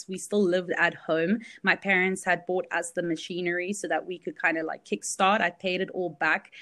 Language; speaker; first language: English; early bilingual, other home language; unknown